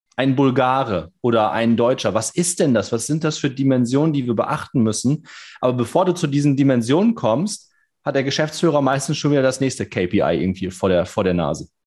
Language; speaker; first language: German; native; German